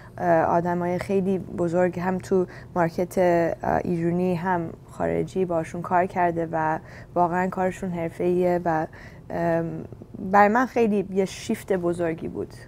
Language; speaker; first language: Persian; early bilingual, heritage; Persian